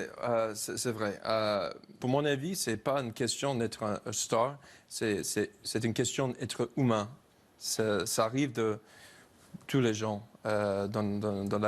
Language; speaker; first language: French; non-native, learner; English